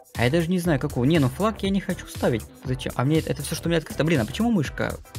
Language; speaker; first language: Russian; native; Russian